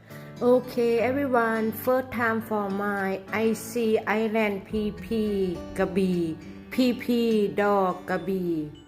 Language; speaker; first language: English; non-native, learner; Thai